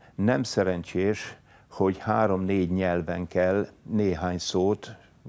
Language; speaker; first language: Hungarian; native; Hungarian